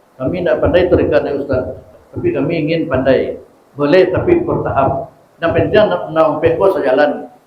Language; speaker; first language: Malay; non-native, local second language; Minangkabau